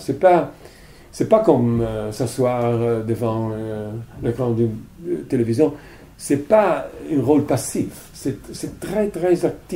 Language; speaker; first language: French; non-native, fluent; Italian